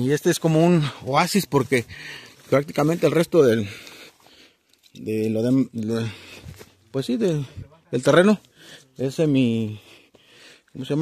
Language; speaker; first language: Spanish; native; Spanish